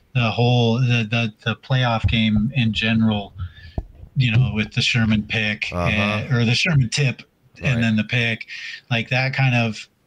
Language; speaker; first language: English; native; English